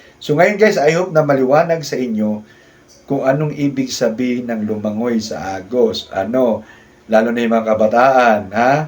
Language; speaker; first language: Filipino; non-native, local second language; Cebuano